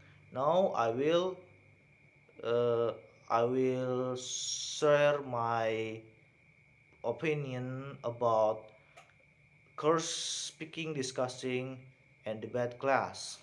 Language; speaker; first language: English; non-native, learner; Indonesian